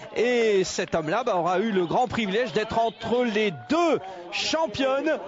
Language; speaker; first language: French; native; French